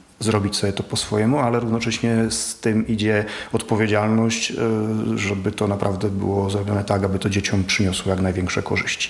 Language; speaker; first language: Polish; native; Polish